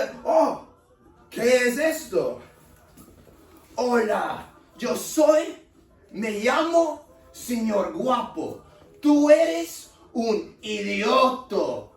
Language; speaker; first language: Spanish; non-native, learner; English